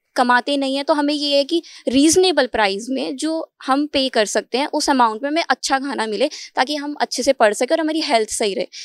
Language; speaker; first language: Hindi; native; Hindi